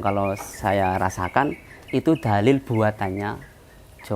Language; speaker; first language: Indonesian; non-native, local second language; Javanese